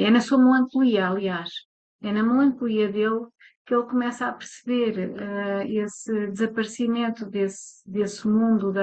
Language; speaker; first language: Portuguese; native; Portuguese